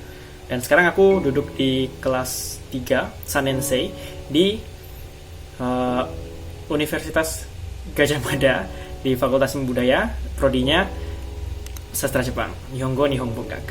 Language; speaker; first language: Indonesian; native; Indonesian